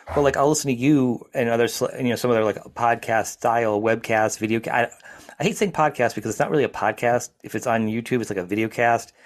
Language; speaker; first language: English; native; English